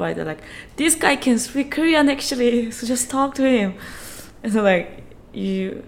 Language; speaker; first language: English; non-native, fluent; Korean